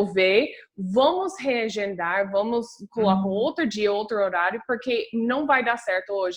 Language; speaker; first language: Portuguese; non-native, fluent; English